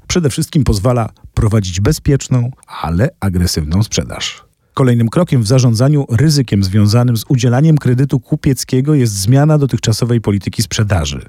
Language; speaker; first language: Polish; native; Polish